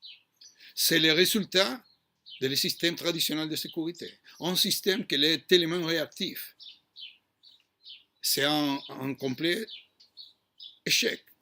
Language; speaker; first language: French; non-native, fluent; Hebrew